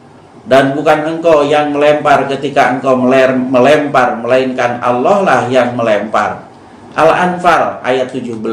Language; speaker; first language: Indonesian; native; Indonesian